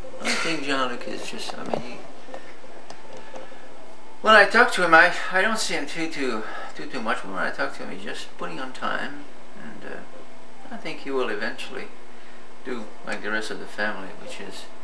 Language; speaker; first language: English; non-native, fluent; French